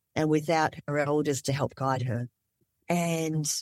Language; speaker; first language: English; native; English